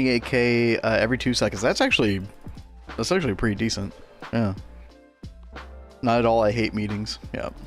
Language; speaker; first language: English; native; English